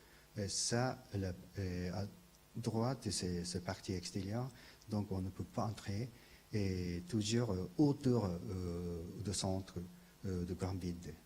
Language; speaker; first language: French; non-native, learner; Japanese